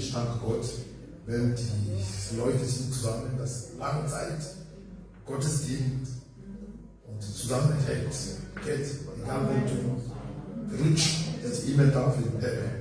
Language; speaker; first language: German; non-native, learner; French